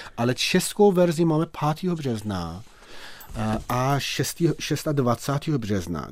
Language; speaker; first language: Czech; non-native, fluent; Persian